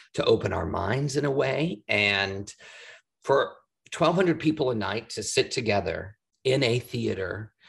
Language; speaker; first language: English; native; English